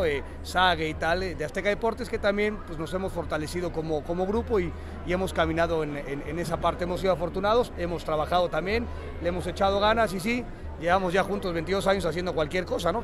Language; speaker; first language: Spanish; native; Spanish